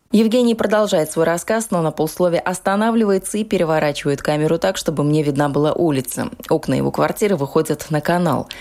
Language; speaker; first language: Russian; native; Russian